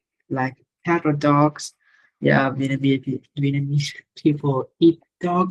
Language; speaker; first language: English; non-native, learner; Vietnamese